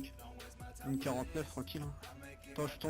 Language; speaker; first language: French; native; French